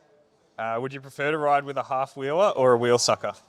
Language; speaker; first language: English; native; English